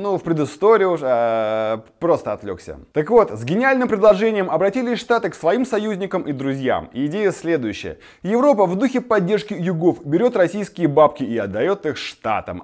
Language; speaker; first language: Russian; native; Russian